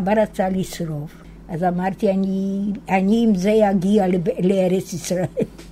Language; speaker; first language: Hebrew; non-native, fluent; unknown